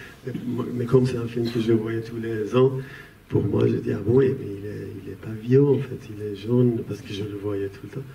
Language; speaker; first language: French; non-native, fluent; Persian